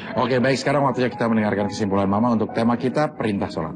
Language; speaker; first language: Indonesian; native; Indonesian